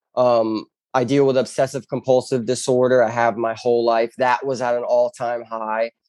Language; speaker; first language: English; native; English